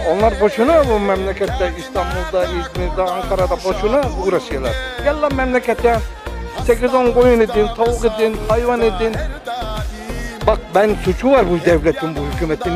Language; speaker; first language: Turkish; native; Turkish